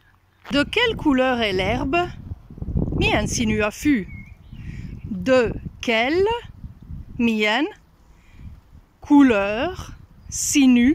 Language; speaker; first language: French; non-native, fluent; Hungarian